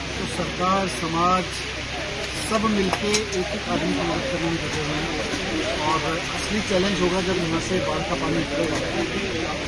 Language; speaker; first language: Hindi; native; Hindi